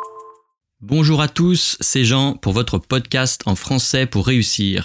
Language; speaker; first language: French; native; French